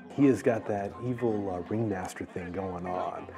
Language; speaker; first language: English; native; English